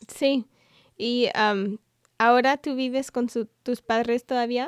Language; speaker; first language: Spanish; non-native, fluent; English